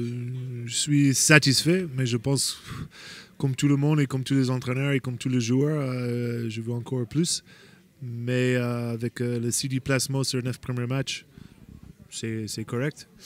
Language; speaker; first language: French; non-native, fluent; English